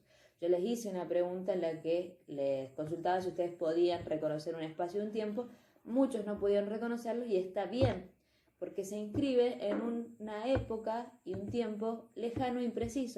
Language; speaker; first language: Spanish; native; Spanish